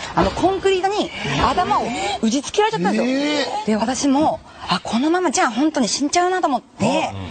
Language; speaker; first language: Japanese; native; Japanese